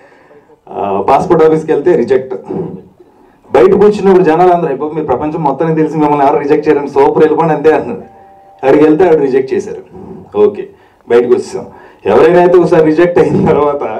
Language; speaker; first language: Telugu; native; Telugu